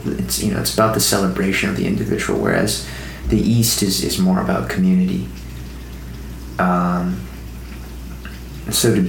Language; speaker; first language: English; native; English